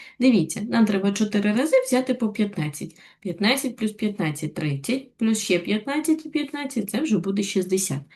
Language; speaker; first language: Ukrainian; native; Ukrainian